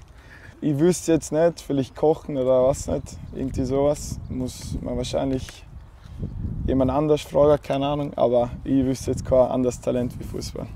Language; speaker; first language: German; native; German